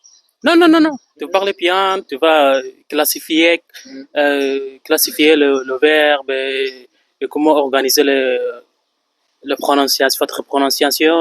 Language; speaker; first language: French; non-native, fluent; Arabic